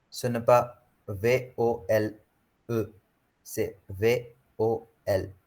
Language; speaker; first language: French; non-native, fluent; Hindi